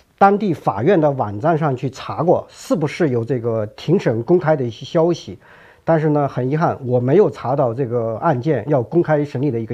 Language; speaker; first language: Chinese; native; Chinese